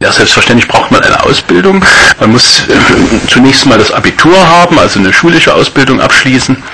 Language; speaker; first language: German; native; German